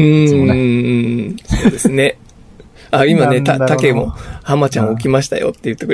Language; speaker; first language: Japanese; native; Japanese